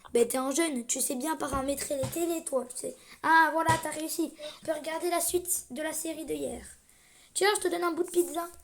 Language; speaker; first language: French; native; French